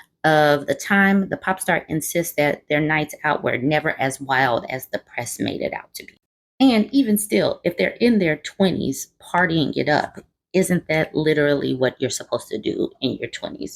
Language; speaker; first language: English; native; English